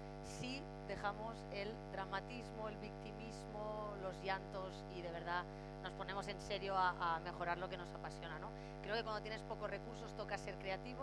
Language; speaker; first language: Spanish; native; Spanish